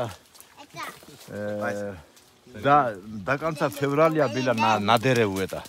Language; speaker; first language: Russian; non-native, learner; Georgian